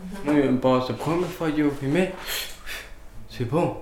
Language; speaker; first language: French; non-native, learner; Punjabi